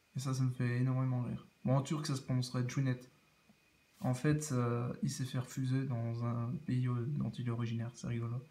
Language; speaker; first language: French; native; French